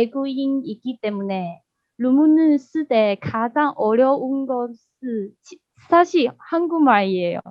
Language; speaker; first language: Korean; non-native, learner; Chinese